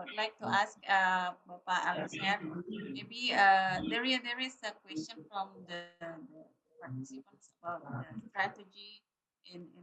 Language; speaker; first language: English; non-native, learner; Indonesian